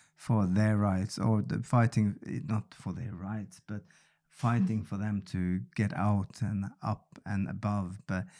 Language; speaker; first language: English; non-native, fluent; Norwegian